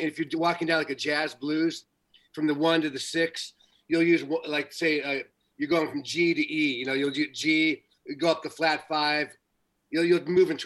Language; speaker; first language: English; native; English